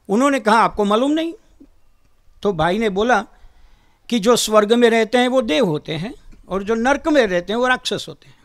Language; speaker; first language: Hindi; non-native, local second language; Gujarati